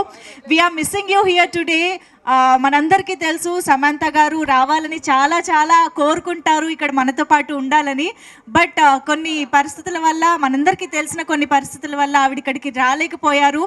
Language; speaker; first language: Telugu; native; Telugu